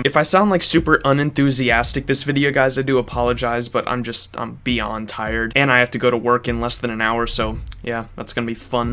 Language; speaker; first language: English; native; English